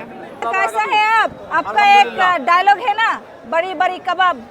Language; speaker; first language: Hindi; non-native, learner; Bangla